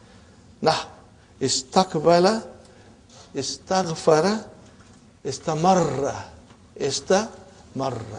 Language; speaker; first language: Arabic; non-native, fluent; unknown